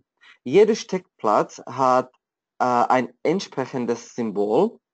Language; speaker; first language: German; non-native, fluent; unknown